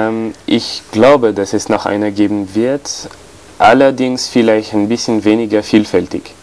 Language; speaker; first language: German; non-native, fluent; French